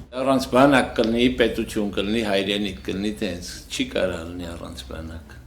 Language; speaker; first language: Armenian; native; Armenian